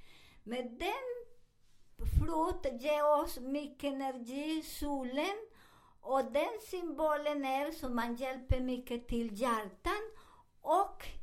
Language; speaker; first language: Swedish; non-native, learner; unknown